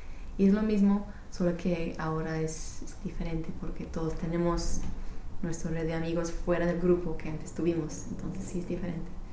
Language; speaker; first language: Spanish; non-native, fluent; English